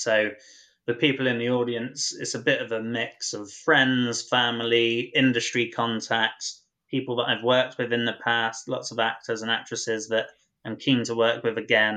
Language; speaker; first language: English; native; English